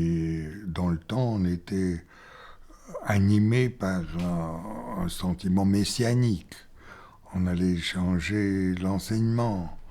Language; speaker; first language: French; non-native, fluent; Bulgarian